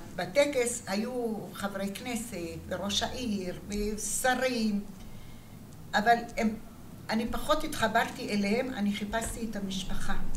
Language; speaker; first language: Hebrew; early bilingual, other home language; Arabic